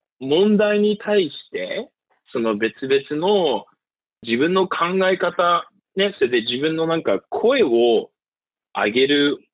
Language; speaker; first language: Japanese; early bilingual, heritage; Japanese